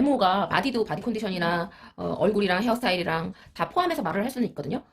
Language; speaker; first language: Korean; native; Korean